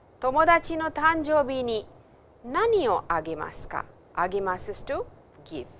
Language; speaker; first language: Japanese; non-native, fluent; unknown